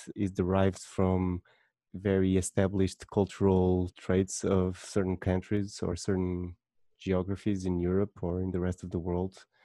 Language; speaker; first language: English; non-native, fluent; Portuguese